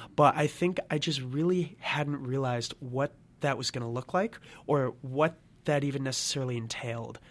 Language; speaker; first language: English; native; English